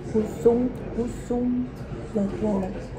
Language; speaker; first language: French; non-native, learner; Korean